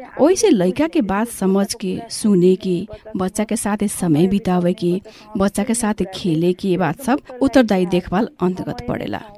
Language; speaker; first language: Bhojpuri; non-native, local second language; Nepali